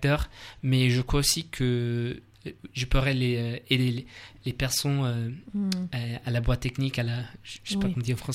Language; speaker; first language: French; non-native, learner; English